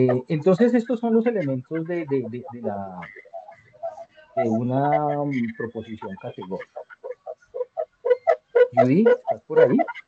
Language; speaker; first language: Spanish; native; Spanish